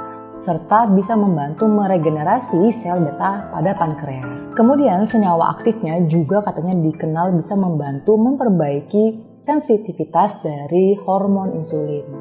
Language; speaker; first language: Indonesian; native; Indonesian